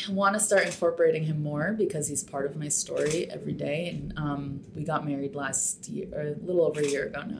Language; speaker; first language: English; native; English